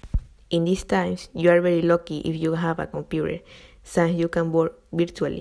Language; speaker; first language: English; non-native, learner; Spanish